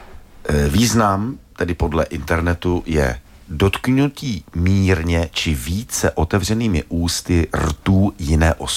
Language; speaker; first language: Czech; native; Czech